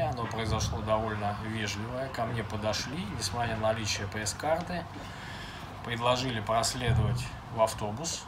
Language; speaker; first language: Russian; native; Russian